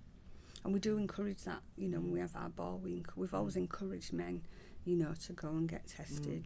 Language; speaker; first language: English; native; English